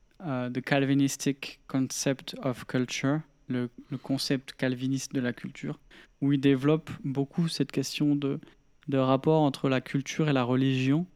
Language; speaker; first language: French; native; French